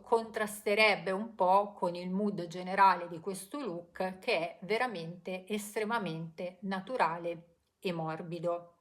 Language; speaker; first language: Italian; native; Italian